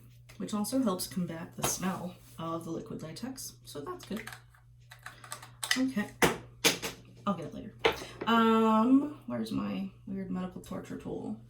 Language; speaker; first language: English; native; English